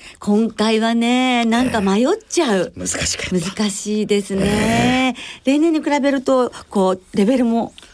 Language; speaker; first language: Japanese; native; Japanese